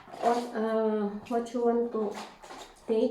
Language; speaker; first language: English; non-native, learner; Filipino